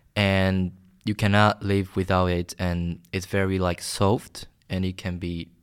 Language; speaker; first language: English; non-native, fluent; Chinese